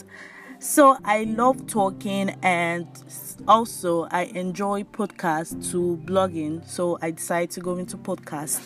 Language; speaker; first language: English; non-native, local second language; Yoruba